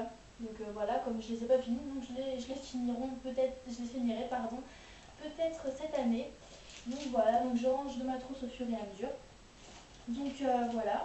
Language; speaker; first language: French; native; French